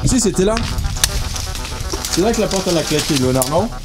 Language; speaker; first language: French; native; French